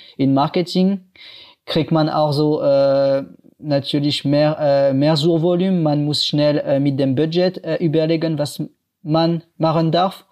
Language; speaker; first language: German; non-native, fluent; French